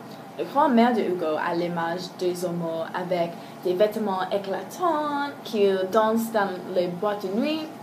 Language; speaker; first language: French; non-native, learner; English